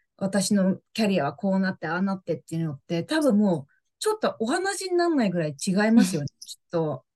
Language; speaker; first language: Japanese; native; Japanese